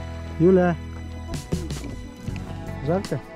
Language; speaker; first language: Russian; native; Russian